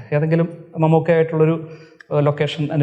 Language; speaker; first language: Malayalam; native; Malayalam